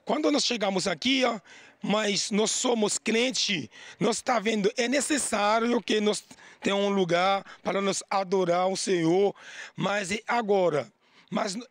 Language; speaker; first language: Portuguese; non-native, learner; Haitian Creole